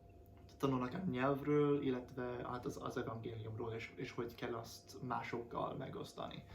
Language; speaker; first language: Hungarian; non-native, fluent; English